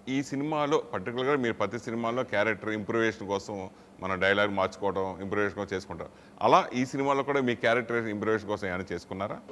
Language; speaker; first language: Telugu; native; Telugu